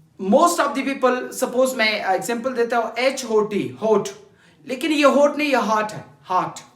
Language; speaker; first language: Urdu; non-native, local second language; Pashto